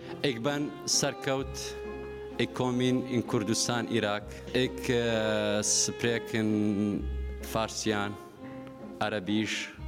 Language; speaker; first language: Dutch; non-native, learner; Kurdish